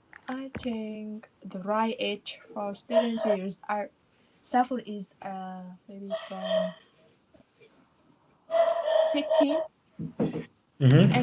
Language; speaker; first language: English; non-native, learner; Vietnamese